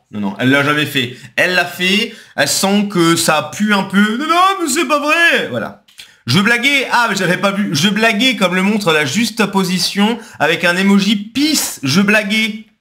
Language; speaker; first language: French; native; French